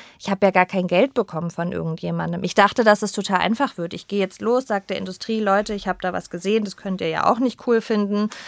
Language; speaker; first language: German; native; German